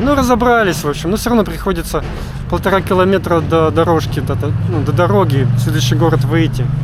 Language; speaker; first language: Russian; native; Russian